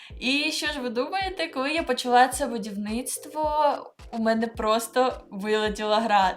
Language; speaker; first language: Ukrainian; non-native, local second language; Russian